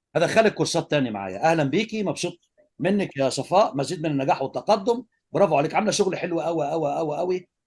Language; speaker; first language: Egyptian Arabic; native; Egyptian Arabic